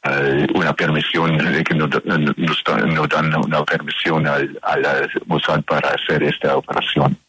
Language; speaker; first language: Spanish; non-native, learner; English